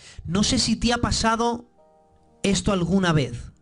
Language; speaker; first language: Spanish; native; Spanish